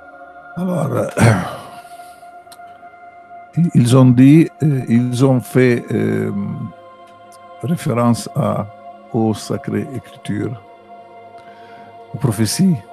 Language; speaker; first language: French; non-native, fluent; Italian